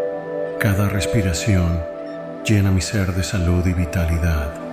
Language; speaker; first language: Spanish; native; Spanish